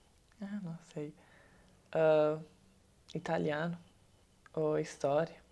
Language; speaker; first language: Portuguese; non-native, learner; Italian